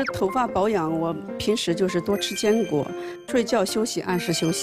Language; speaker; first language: Chinese; native; Chinese